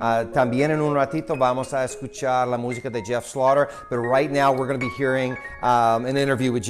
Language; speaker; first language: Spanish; non-native, fluent; English